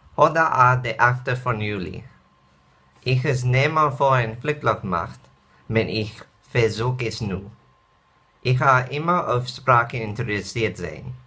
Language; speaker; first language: German; non-native, learner; Dutch